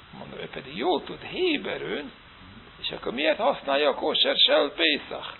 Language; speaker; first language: Hungarian; non-native, fluent; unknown